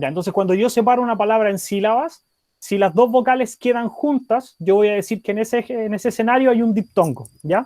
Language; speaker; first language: Spanish; native; Spanish